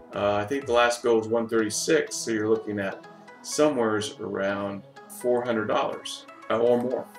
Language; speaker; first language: English; native; English